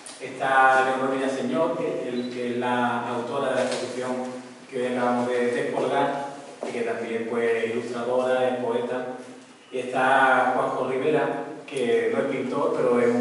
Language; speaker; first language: Spanish; native; Spanish